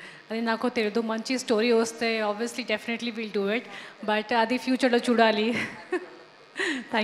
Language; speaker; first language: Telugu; non-native, fluent; Hindi